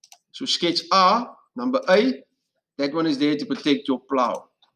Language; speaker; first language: English; non-native, local second language; Afrikaans